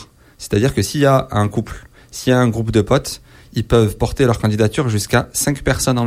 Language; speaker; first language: French; native; French